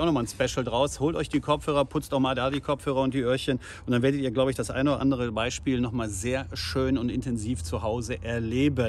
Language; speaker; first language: German; native; German